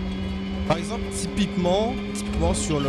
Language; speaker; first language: French; native; French